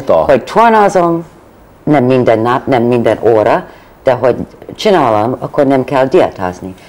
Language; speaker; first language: Hungarian; non-native, fluent; English